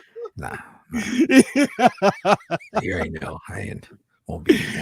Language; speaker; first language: English; native; English